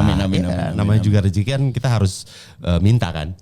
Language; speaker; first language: Indonesian; native; Indonesian